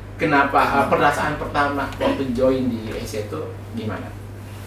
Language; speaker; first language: Indonesian; native; Indonesian